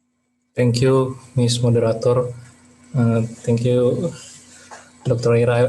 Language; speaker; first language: English; non-native, learner; Indonesian